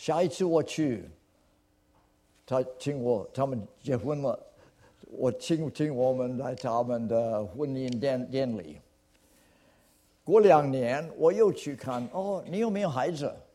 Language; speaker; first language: Chinese; non-native, fluent; English